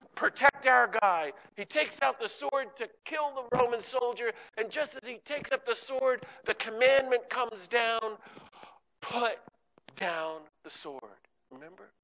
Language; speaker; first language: English; native; English